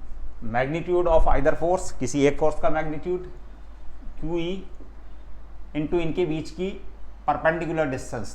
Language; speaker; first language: Hindi; native; Hindi